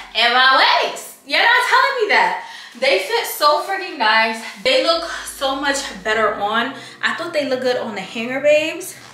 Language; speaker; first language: English; native; English